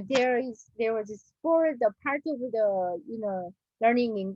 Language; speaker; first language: English; non-native, learner; Korean